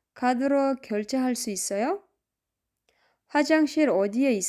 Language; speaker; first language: Korean; non-native, fluent; Kyrgyz